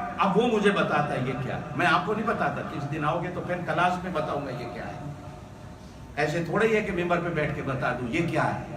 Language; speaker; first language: Urdu; non-native, local second language; Pashto